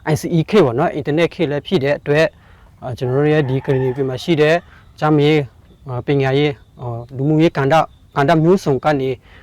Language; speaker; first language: Burmese; non-native, local second language; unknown